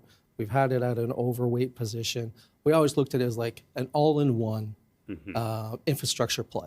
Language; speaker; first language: English; native; English